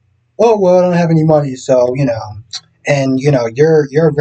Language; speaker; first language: English; native; English